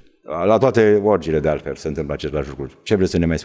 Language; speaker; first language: Romanian; native; Romanian